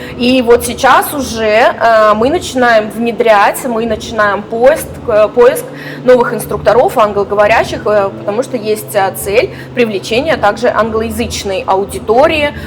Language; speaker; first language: Russian; native; Russian